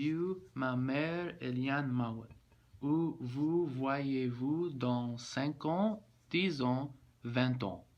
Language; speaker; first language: French; non-native, learner; English